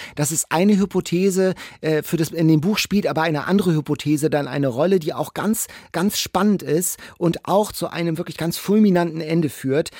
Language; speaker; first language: German; native; German